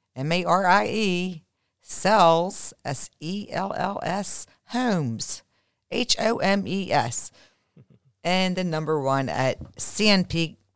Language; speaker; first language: English; native; English